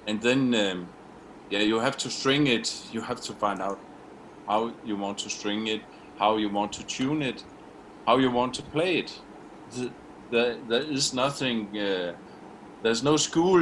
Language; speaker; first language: English; non-native, fluent; Danish